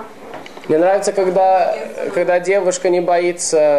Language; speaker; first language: Russian; early bilingual, heritage; Russian